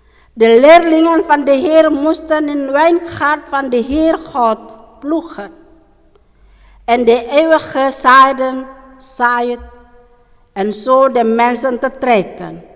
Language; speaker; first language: Dutch; non-native, learner; Indonesian